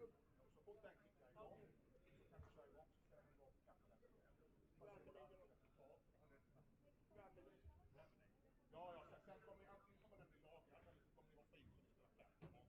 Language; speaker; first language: Swedish; native; Swedish